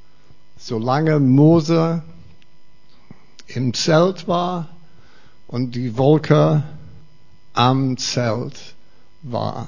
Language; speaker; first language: German; non-native, fluent; English